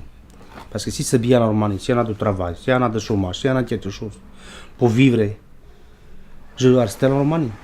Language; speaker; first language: French; non-native, learner; Romanian